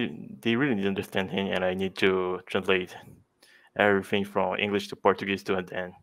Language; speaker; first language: English; non-native, fluent; Portuguese